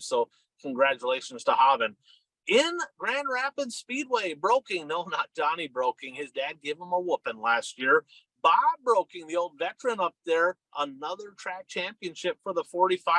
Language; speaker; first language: English; native; English